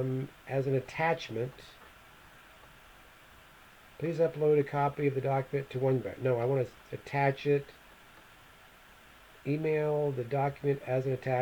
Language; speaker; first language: English; native; English